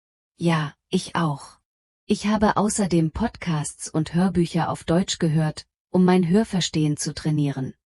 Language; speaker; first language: German; non-native, fluent; Polish